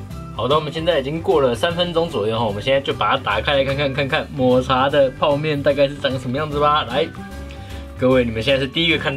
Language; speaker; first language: Chinese; native; Chinese